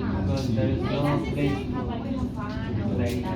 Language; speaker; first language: English; non-native, learner; Arabic